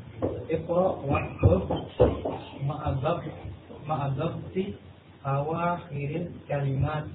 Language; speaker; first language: Arabic; non-native, learner; Indonesian